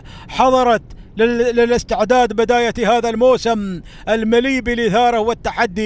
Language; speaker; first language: Arabic; native; Arabic